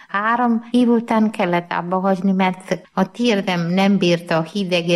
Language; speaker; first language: Hungarian; non-native, learner; Malayalam